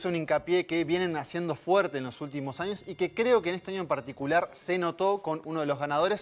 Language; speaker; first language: Spanish; native; Spanish